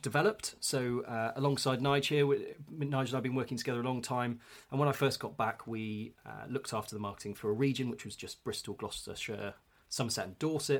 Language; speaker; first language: English; native; English